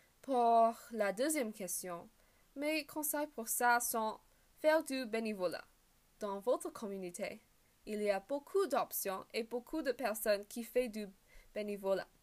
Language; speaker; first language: French; non-native, learner; English